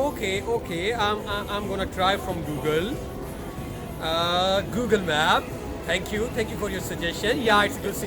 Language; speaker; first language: English; non-native, learner; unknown